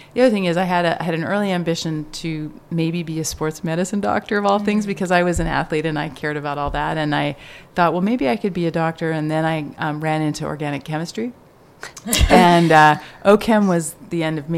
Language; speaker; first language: English; native; English